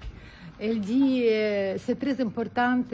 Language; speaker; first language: French; non-native, learner; Ukrainian